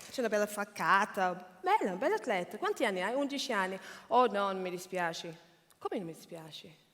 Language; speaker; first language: Italian; non-native, fluent; English